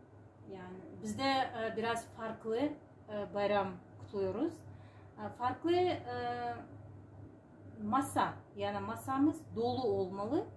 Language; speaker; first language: Turkish; non-native, learner; Uzbek